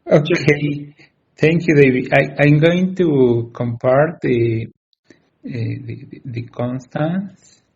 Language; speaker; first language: English; non-native, learner; Spanish